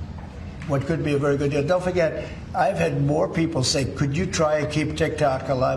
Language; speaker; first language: English; native; English